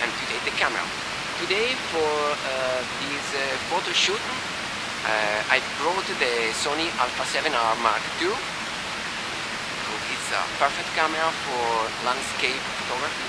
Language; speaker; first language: English; non-native, fluent; Italian